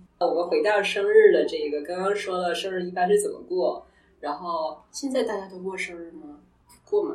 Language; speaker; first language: Chinese; native; Chinese